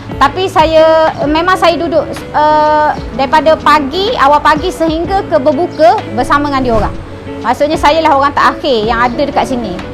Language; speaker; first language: Malay; native; Malay